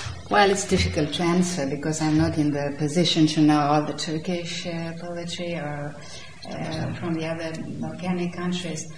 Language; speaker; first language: English; non-native, fluent; Romanian